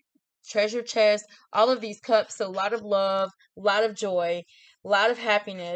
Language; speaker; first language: English; native; English